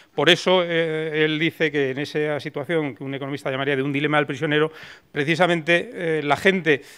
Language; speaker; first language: Spanish; native; Spanish